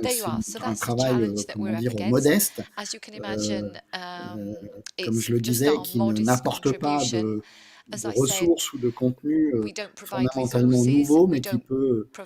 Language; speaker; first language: French; native; French